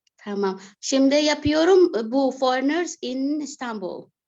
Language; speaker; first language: Turkish; non-native, learner; Urdu